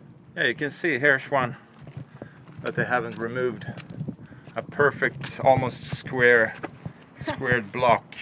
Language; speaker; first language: English; non-native, fluent; Swedish